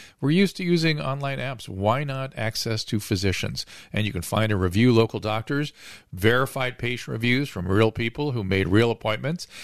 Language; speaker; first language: English; native; English